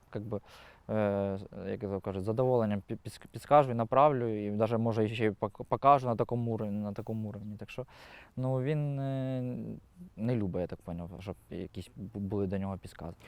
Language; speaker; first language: Ukrainian; native; Ukrainian